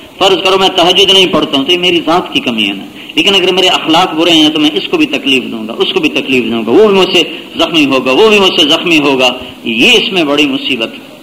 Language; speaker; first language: Urdu; non-native, local second language; Punjabi